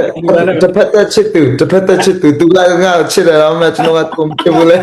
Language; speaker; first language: Burmese; early bilingual, heritage; Burmese